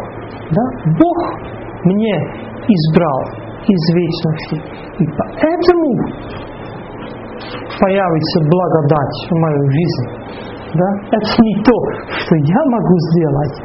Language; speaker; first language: Russian; non-native, fluent; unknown